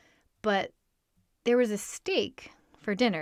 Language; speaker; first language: English; native; English